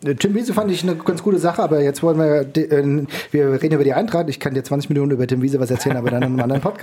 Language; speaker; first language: German; native; German